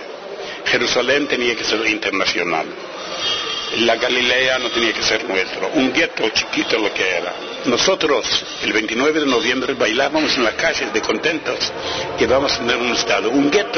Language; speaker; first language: Spanish; non-native, fluent; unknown